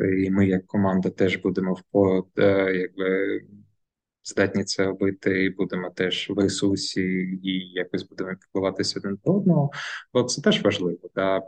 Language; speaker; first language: Ukrainian; non-native, local second language; Russian